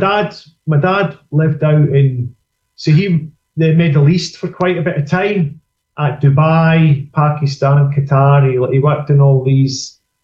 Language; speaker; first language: English; native; English